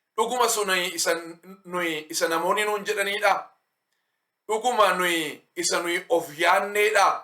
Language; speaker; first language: Oromo; native; Oromo